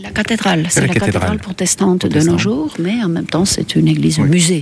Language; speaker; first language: French; non-native, fluent; Estonian